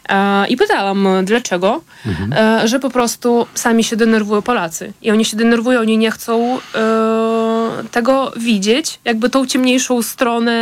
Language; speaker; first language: Polish; non-native, fluent; Ukrainian